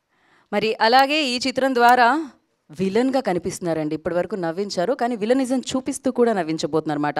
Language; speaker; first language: Telugu; native; Telugu